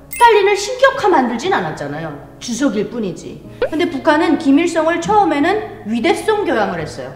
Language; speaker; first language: Korean; native; Korean